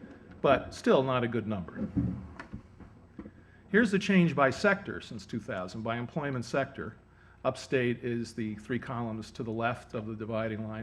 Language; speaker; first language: English; native; English